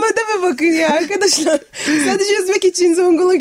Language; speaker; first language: Turkish; non-native, fluent; Arabic